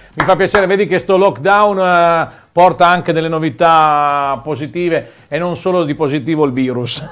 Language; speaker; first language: Italian; native; Italian